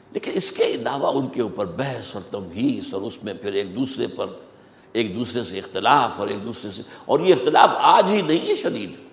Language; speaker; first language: Urdu; native; Urdu